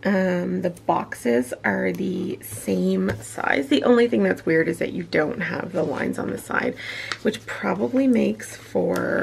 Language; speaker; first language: English; native; English